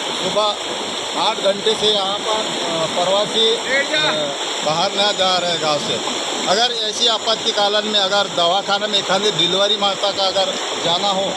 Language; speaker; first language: Hindi; non-native, local second language; Marathi